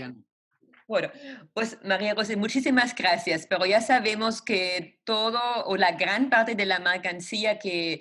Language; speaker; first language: Spanish; non-native, fluent; German